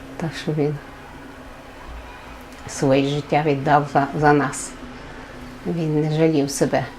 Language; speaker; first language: Ukrainian; native; Ukrainian